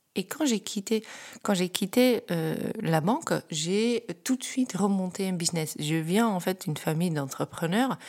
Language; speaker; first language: French; non-native, fluent; Dutch